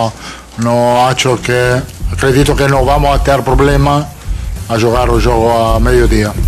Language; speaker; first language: Portuguese; non-native, learner; Italian